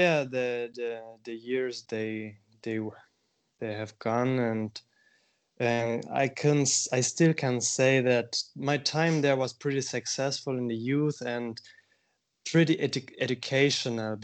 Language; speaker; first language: English; non-native, fluent; German